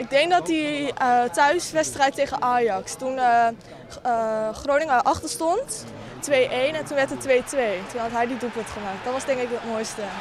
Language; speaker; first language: Dutch; native; Dutch